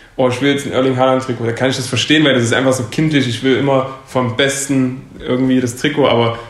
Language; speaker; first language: German; native; German